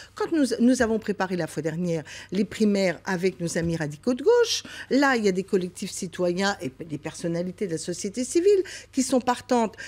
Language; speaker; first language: French; native; French